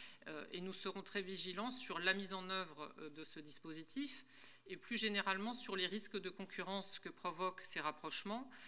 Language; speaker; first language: French; native; French